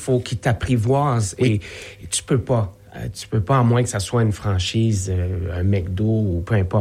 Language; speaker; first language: French; native; French